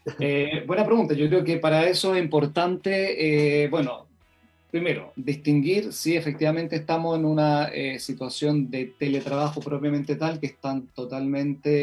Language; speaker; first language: Spanish; native; Spanish